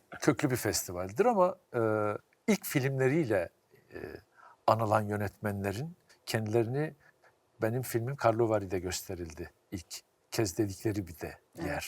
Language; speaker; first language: Turkish; native; Turkish